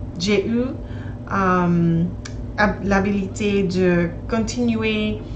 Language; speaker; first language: French; non-native, learner; English